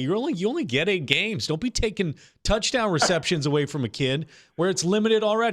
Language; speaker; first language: English; native; English